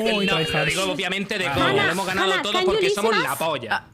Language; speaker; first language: Spanish; native; Spanish